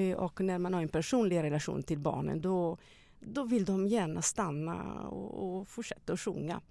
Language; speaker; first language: Swedish; non-native, fluent; Italian